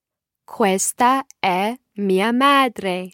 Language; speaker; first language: Italian; non-native, learner; English